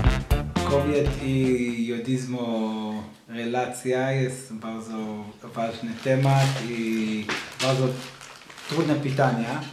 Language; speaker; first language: Polish; non-native, learner; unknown